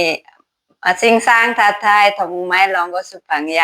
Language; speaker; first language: Cantonese; non-native, learner; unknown